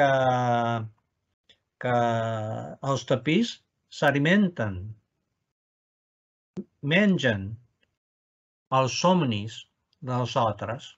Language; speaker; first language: Catalan; non-native, fluent; Japanese